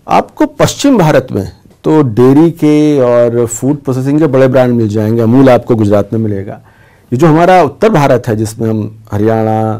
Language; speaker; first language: Hindi; native; Hindi